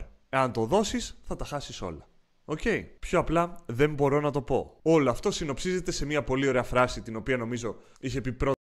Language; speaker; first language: Greek; native; Greek